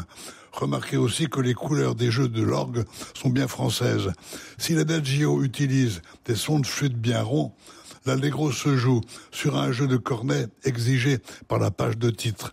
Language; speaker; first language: French; native; French